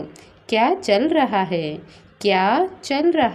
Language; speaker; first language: Hindi; non-native, local second language; Odia